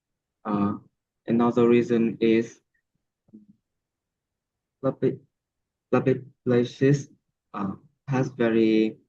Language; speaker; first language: English; non-native, learner; Vietnamese